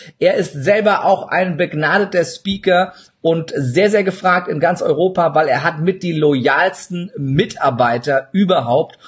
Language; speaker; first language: German; early bilingual, other home language; Turkish